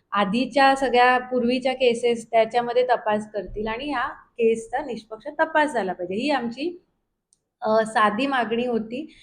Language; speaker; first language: Marathi; native; Marathi